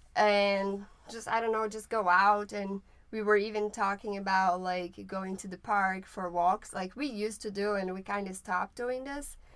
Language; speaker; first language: English; non-native, fluent; Portuguese